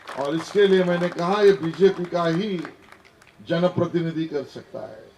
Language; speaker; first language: Hindi; non-native, local second language; Marathi